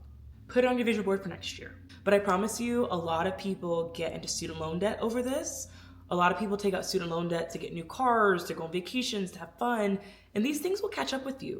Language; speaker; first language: English; native; English